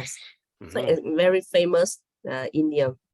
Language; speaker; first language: English; non-native, learner; Vietnamese